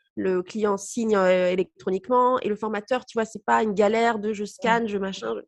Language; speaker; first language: French; native; French